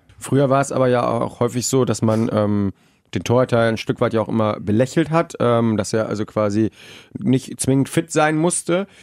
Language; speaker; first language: German; native; German